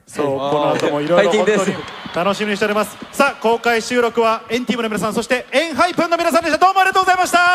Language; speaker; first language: Japanese; native; Japanese